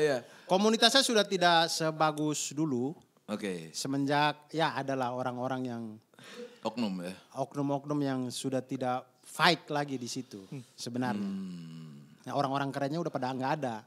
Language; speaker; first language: Indonesian; native; Indonesian